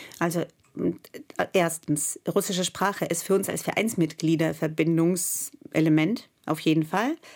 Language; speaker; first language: German; non-native, fluent; Russian